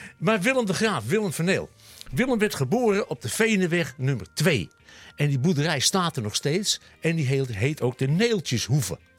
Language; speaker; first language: Dutch; native; Dutch